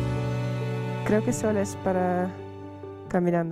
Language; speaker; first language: Spanish; non-native, learner; Dutch